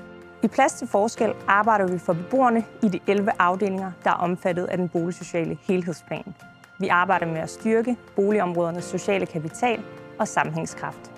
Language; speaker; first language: Danish; native; Danish